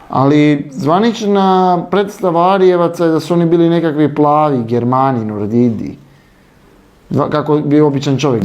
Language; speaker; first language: Serbian; native; Serbian